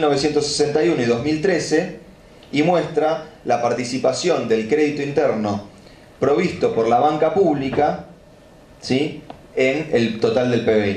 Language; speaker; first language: Spanish; native; Spanish